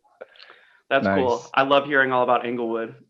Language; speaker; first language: English; native; English